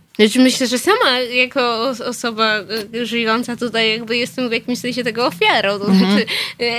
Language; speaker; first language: Polish; native; Polish